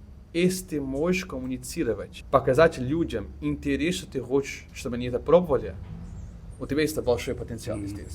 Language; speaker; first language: Russian; non-native, fluent; Portuguese